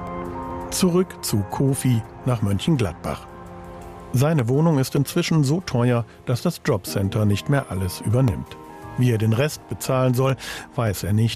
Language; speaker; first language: German; native; German